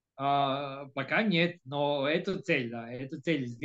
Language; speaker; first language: Russian; non-native, fluent; Croatian